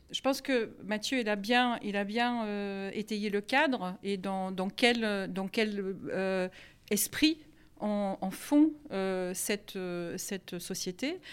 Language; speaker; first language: French; non-native, fluent; German